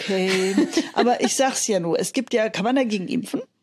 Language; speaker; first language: German; native; German